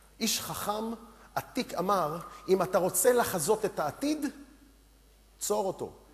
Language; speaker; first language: Hebrew; early bilingual, other home language; Romanian